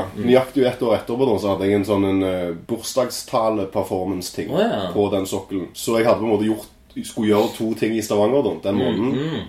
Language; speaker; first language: Norwegian; native; Norwegian